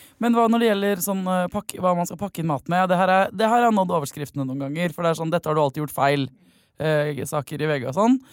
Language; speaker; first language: Norwegian; native; Norwegian